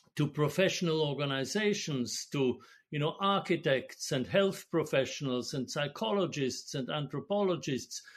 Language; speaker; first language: English; non-native, fluent; German